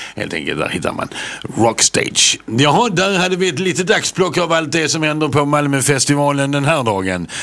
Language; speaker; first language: Swedish; native; Swedish